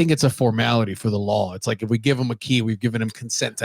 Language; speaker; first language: English; native; English